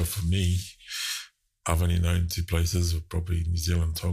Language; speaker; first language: English; native; English